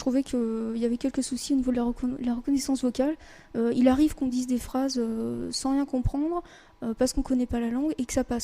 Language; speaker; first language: French; native; French